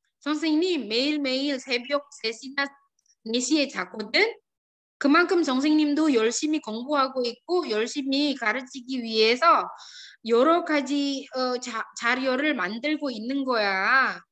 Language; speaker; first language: Korean; non-native, fluent; Indonesian